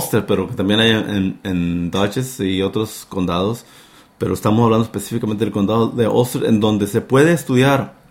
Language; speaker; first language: Spanish; native; Spanish